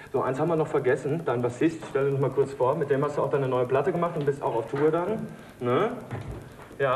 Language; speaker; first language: German; native; German